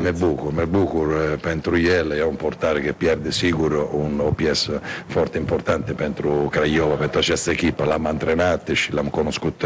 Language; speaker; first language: Romanian; non-native, fluent; Italian